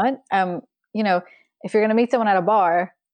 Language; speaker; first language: English; non-native, local second language; Urdu